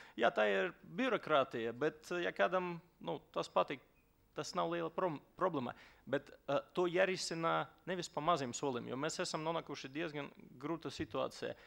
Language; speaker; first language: Latvian; non-native, local second language; Russian